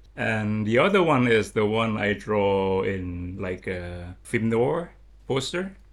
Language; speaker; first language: English; non-native, learner; Lao